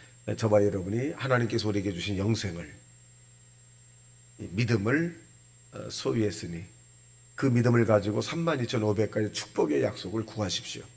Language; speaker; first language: Korean; native; Korean